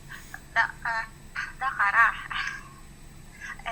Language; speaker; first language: Japanese; non-native, learner; Indonesian